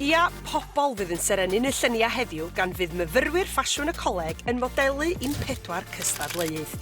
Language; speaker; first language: Welsh; native; Welsh